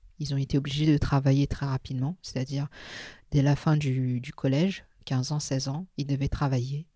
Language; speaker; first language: French; non-native, local second language; Min Nan Chinese